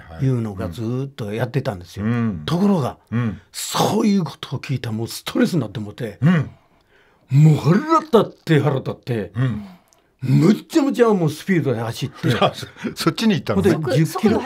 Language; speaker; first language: Japanese; native; Japanese